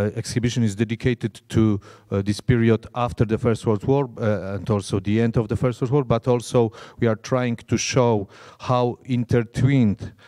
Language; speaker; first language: English; non-native, fluent; Polish